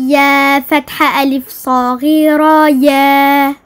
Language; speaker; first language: Arabic; non-native, learner; French